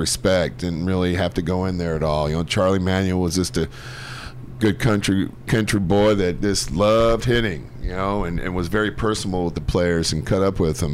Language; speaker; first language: English; native; English